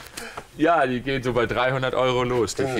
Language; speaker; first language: German; native; German